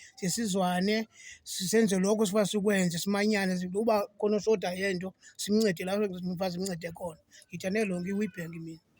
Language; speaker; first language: Zulu; non-native, local second language; Xhosa